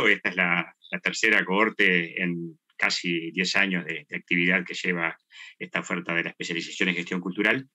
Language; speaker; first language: Spanish; native; Spanish